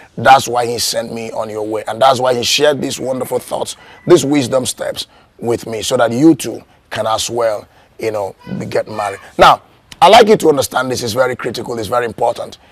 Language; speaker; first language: English; non-native, local second language; Igbo